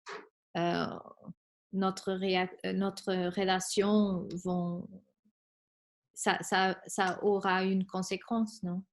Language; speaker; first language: French; non-native, fluent; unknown